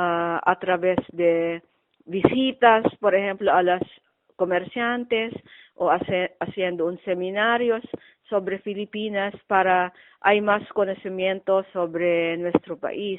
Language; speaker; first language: Spanish; non-native, fluent; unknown